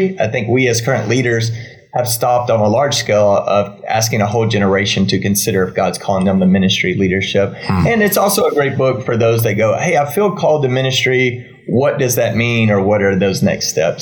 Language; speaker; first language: English; native; English